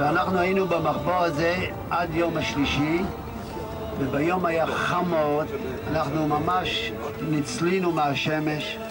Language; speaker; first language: Hebrew; non-native, fluent; Yiddish